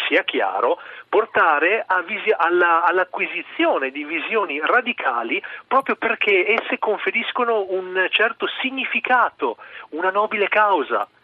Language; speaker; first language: Italian; native; Italian